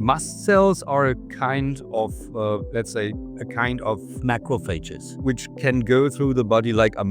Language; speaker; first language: English; non-native, fluent; German